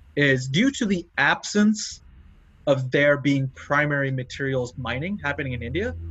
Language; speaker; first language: English; non-native, local second language; Tamil